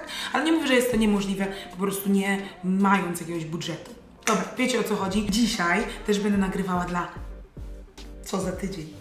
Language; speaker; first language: Polish; native; Polish